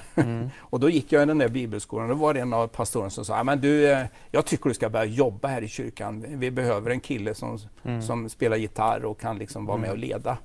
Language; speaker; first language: Swedish; native; Swedish